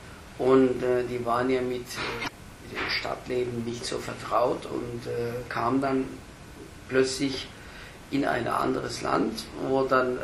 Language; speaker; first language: German; early bilingual, other home language; Turkish